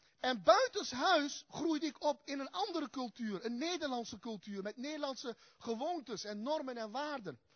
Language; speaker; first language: Dutch; early bilingual, other home language; Turkish